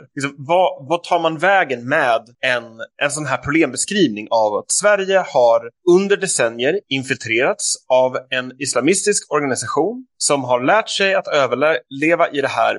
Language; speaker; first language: Swedish; native; Swedish